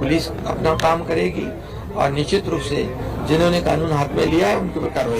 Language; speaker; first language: Hindi; non-native, local second language; Marathi